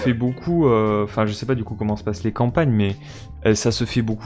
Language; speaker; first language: French; native; French